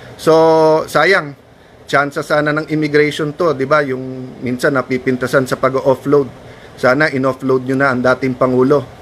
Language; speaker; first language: Filipino; native; Filipino